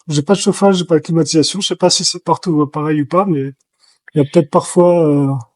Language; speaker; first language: French; native; French